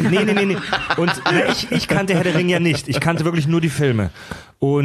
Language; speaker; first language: German; native; German